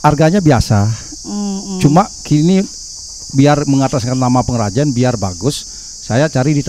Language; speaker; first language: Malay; non-native, local second language; Balinese